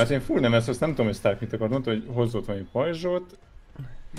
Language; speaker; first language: Hungarian; native; Hungarian